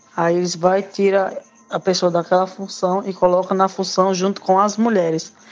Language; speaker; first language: Portuguese; native; Portuguese